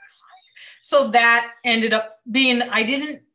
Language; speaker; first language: English; native; English